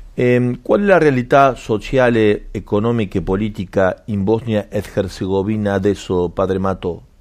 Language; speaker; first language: Spanish; native; Spanish